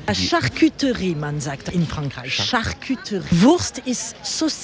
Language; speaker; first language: German; non-native, learner; French